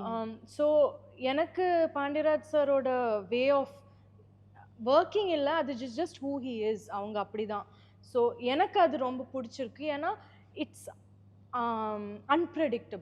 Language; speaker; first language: Tamil; non-native, fluent; Malayalam